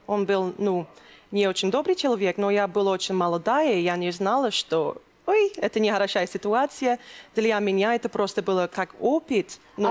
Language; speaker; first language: Russian; non-native, learner; English